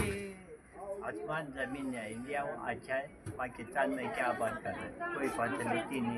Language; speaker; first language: Hindi; non-native, local second language; Balti